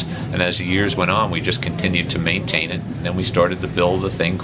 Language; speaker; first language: English; native; English